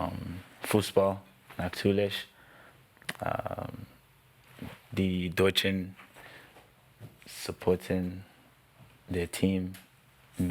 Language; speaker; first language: German; non-native, learner; English